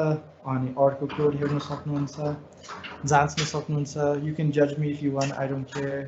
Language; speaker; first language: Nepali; non-native, fluent; English